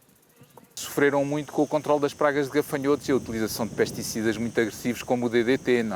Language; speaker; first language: Portuguese; native; Portuguese